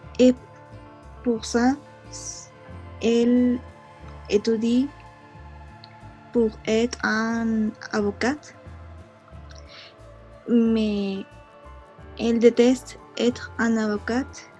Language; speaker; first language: French; non-native, learner; Spanish